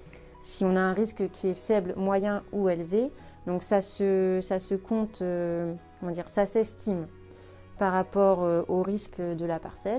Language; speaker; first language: French; native; French